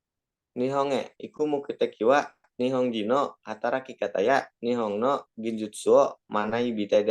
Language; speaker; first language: Japanese; non-native, learner; Indonesian